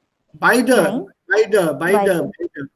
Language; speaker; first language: German; non-native, fluent; Hindi